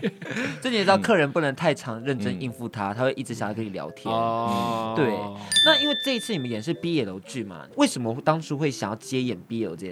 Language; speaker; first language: Chinese; native; Chinese